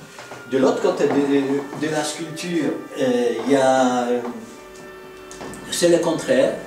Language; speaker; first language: French; non-native, fluent; Polish